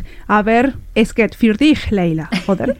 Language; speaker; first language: German; non-native, learner; Spanish